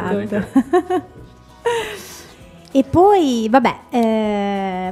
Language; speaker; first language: Italian; native; Italian